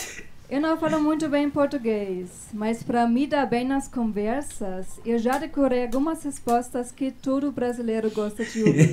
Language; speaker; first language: Portuguese; non-native, fluent; German